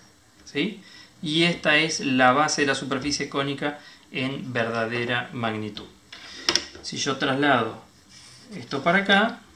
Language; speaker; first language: Spanish; native; Spanish